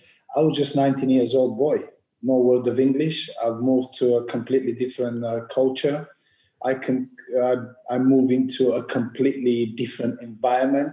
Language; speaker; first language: English; non-native, fluent; Bulgarian